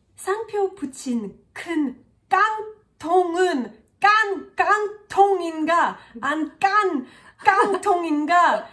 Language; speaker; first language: Korean; non-native, fluent; French